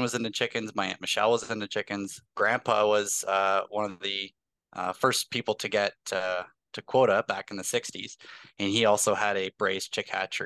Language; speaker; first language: English; native; English